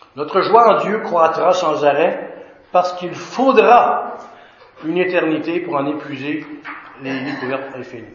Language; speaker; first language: French; native; French